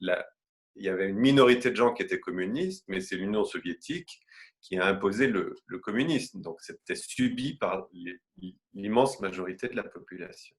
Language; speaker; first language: French; native; French